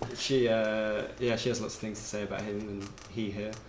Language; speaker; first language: English; native; English